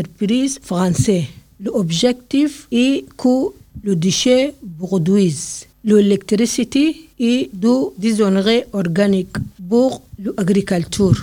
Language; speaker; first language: French; non-native, learner; Arabic